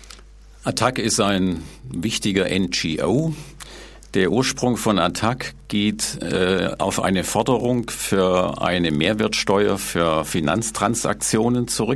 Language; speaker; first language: German; native; German